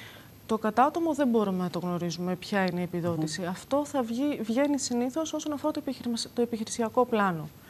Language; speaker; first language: Greek; native; Greek